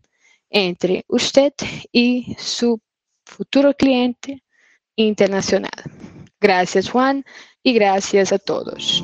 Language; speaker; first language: Spanish; non-native, fluent; Portuguese